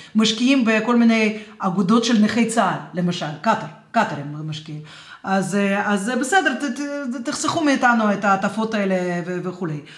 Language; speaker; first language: Hebrew; non-native, fluent; Russian